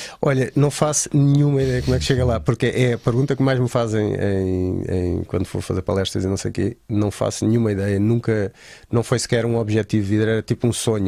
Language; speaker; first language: Portuguese; native; Portuguese